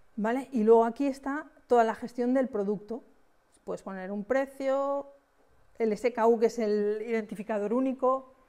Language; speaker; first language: Spanish; native; Spanish